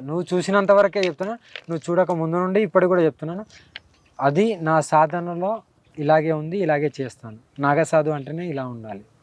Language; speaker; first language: Telugu; native; Telugu